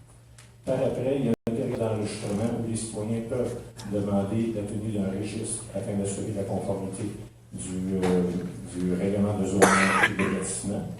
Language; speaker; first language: French; native; French